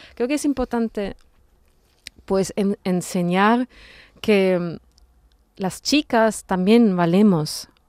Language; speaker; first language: Spanish; non-native, fluent; German